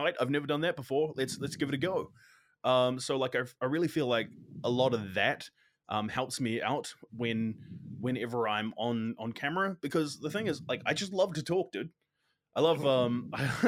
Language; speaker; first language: English; native; English